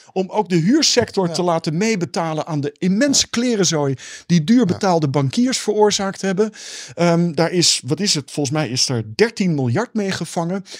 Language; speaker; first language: Dutch; native; Dutch